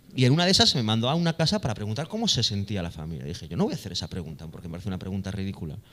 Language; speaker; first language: Spanish; native; Spanish